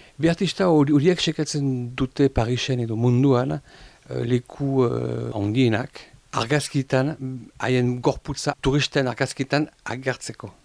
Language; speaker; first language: Basque; non-native, local second language; French